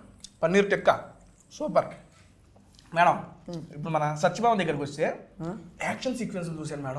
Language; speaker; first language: Telugu; native; Telugu